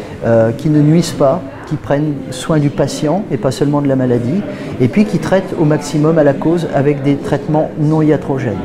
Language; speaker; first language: French; native; French